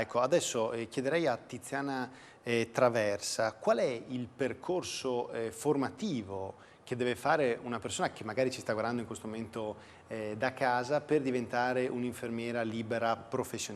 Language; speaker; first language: Italian; native; Italian